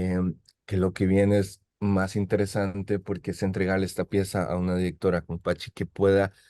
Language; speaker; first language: Spanish; native; Spanish